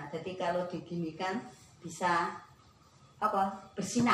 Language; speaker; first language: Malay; non-native, local second language; Javanese